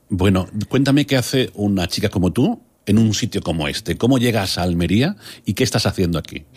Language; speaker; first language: Spanish; native; Spanish